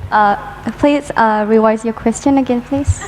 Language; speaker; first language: English; non-native, learner; Thai